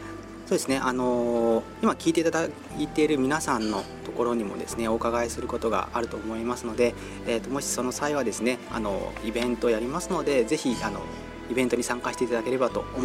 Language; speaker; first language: Japanese; native; Japanese